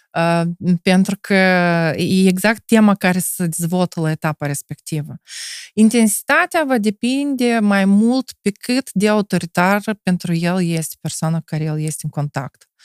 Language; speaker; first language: Romanian; non-native, local second language; Russian